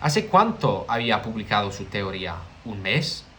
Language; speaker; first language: Spanish; non-native, learner; English